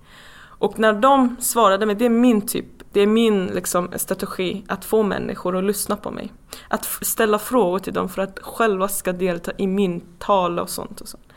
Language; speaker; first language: Swedish; non-native, fluent; Persian